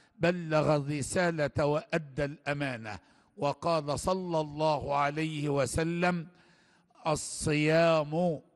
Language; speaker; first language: Arabic; native; Arabic